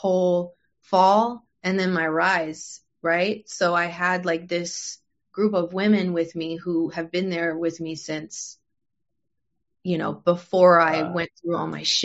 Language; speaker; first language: English; early bilingual, other home language; French